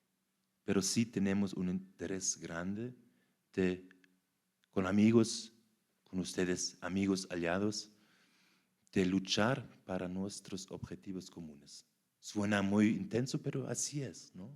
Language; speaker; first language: Spanish; non-native, fluent; German